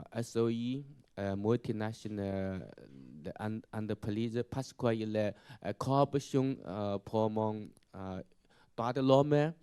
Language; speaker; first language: French; non-native, learner; Chinese